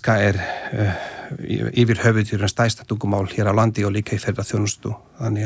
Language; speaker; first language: Icelandic; non-native, fluent; Slovak